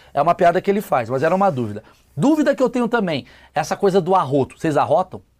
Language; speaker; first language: Portuguese; native; Portuguese